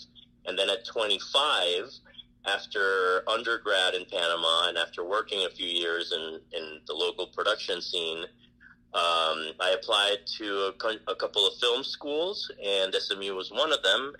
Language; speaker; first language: English; non-native, fluent; Spanish